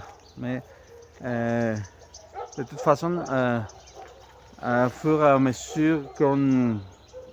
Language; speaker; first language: French; non-native, fluent; Spanish